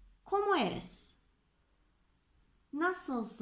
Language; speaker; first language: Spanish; non-native, fluent; Turkish